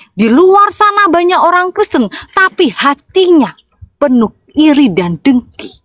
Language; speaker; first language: Indonesian; non-native, local second language; Madurese